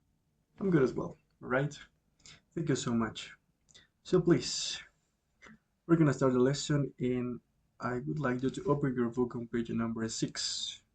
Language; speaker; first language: English; non-native, fluent; Spanish